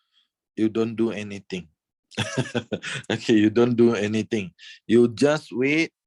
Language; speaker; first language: English; non-native, fluent; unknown